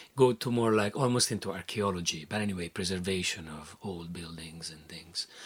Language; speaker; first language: English; non-native, fluent; Italian